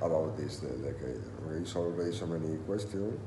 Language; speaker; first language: English; non-native, learner; Spanish